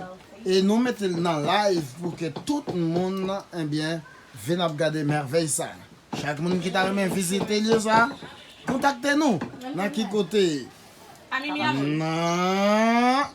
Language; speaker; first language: French; non-native, learner; Haitian Creole